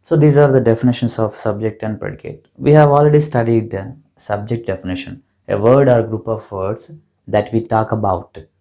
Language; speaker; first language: English; non-native, local second language; Telugu